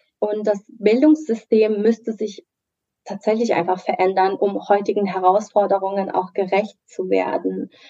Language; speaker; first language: German; early bilingual, other home language; Persian